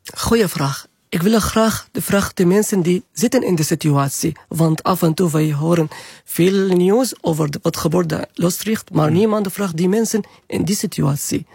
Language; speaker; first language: Dutch; non-native, learner; Arabic